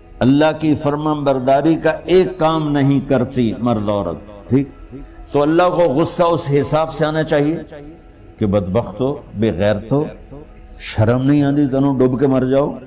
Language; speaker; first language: Urdu; non-native, local second language; Punjabi